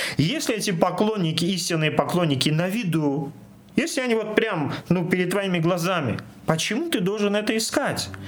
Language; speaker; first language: Russian; non-native, local second language; Armenian